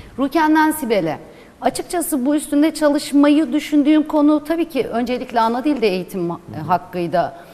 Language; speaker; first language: Turkish; non-native, local second language; Kurdish